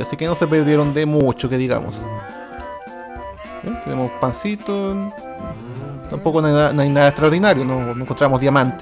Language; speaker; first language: Spanish; native; Spanish